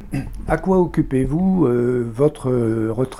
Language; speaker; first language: French; native; French